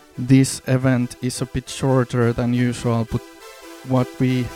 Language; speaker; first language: English; non-native, fluent; Finnish